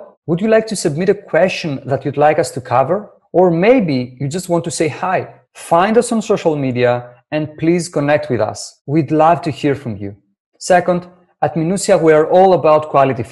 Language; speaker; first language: English; non-native, fluent; Greek